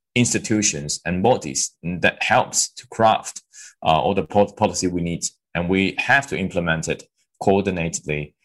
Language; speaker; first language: English; non-native, local second language; Cantonese